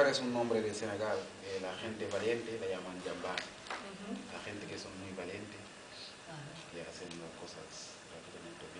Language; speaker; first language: Spanish; non-native, learner; Wolof